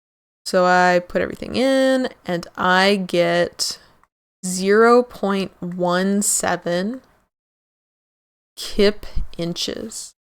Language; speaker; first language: English; native; English